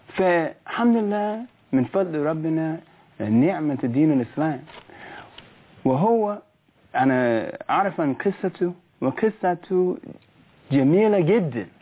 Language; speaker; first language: Arabic; non-native, learner; English